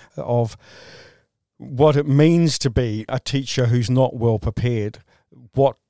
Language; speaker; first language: English; native; English